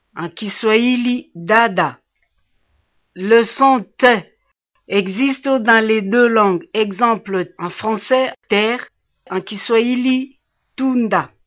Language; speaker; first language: French; non-native, local second language; Swahili